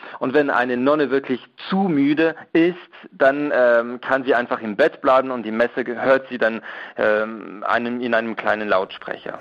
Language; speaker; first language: German; non-native, local second language; French